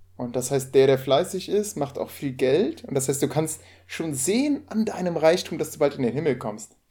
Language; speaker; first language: German; non-native, fluent; Polish